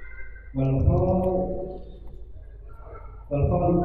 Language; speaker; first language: Arabic; non-native, learner; Indonesian